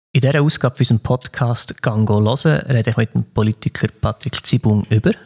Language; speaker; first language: German; native; German